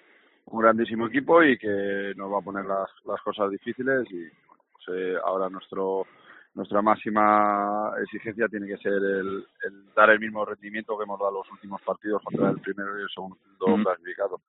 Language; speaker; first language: Spanish; native; Spanish